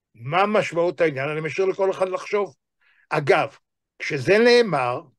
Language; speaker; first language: Hebrew; native; Hebrew